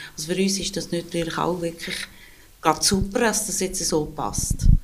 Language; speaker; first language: German; native; German